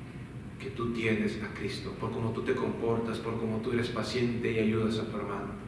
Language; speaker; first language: Spanish; native; Spanish